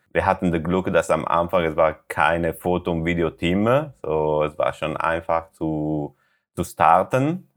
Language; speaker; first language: German; non-native, learner; Italian